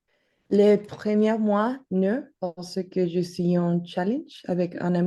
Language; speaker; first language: French; non-native, learner; Spanish